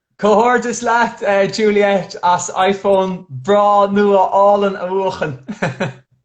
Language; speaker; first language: Irish; non-native, local second language; English